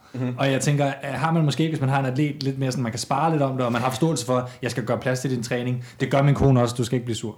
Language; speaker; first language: Danish; native; Danish